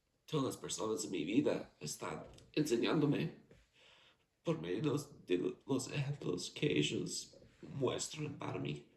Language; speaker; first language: Spanish; non-native, fluent; English